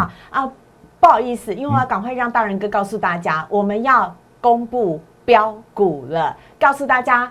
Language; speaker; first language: Chinese; native; Chinese